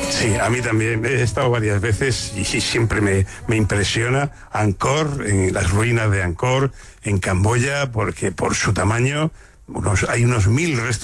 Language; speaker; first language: Spanish; native; Spanish